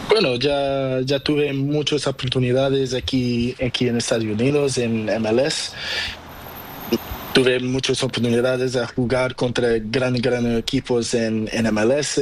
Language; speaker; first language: Spanish; non-native, learner; Portuguese